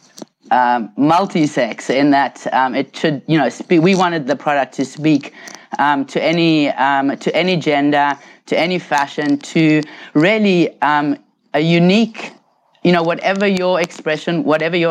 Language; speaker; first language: English; native; English